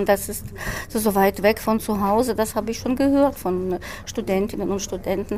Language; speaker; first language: German; non-native, fluent; Russian